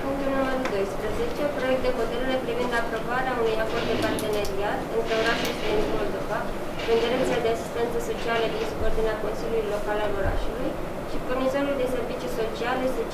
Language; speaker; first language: Romanian; native; Romanian